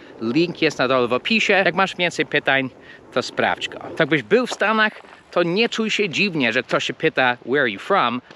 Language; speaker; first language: Polish; early bilingual, heritage; Polish